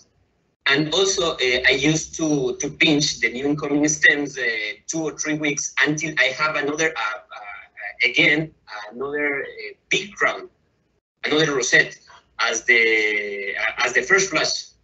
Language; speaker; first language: English; non-native, fluent; Spanish